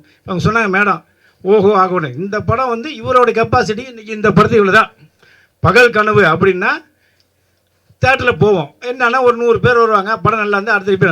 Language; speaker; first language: Tamil; native; Tamil